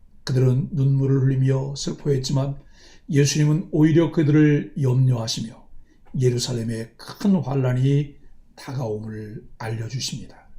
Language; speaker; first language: Korean; native; Korean